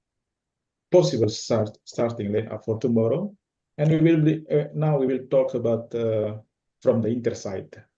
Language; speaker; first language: English; non-native, fluent; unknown